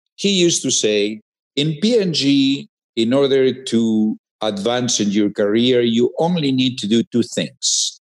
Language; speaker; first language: English; non-native, fluent; Spanish